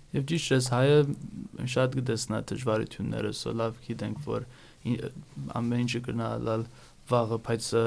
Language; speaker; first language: Armenian; early bilingual, heritage; Armenian